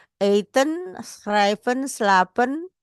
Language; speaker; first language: Dutch; non-native, fluent; Indonesian